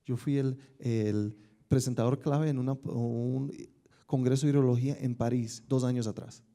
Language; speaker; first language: Spanish; native; Spanish